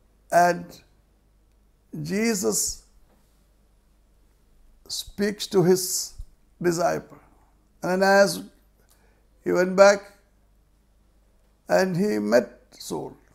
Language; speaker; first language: English; non-native, local second language; Malayalam